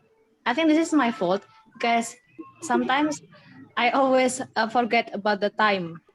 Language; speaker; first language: English; non-native, learner; Indonesian